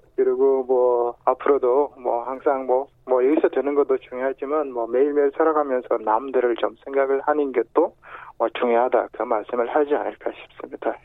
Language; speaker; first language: Korean; non-native, fluent; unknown